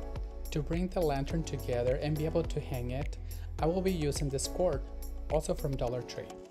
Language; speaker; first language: English; non-native, fluent; Spanish